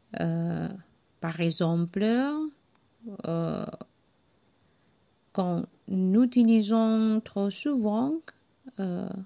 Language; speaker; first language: French; non-native, learner; Javanese